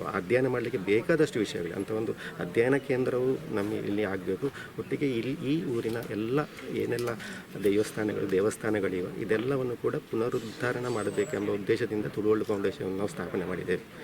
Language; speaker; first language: Kannada; non-native, local second language; Tulu